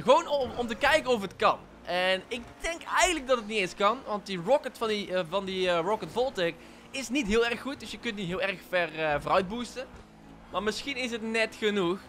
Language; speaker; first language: Dutch; native; Dutch